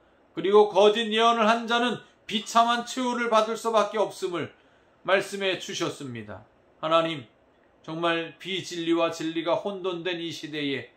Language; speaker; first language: Korean; native; Korean